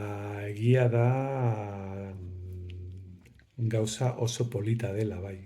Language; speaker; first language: Basque; non-native, local second language; Spanish